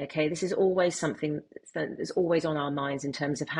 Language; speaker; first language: English; native; English